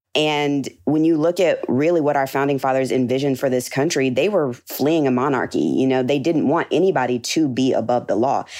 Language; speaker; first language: English; native; English